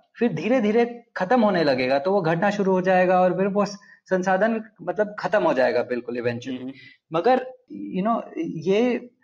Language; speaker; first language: Hindi; non-native, local second language; Telugu